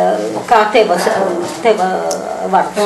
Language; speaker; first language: Latvian; non-native, learner; Russian